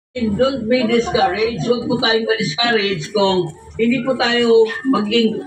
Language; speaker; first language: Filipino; non-native, local second language; Waray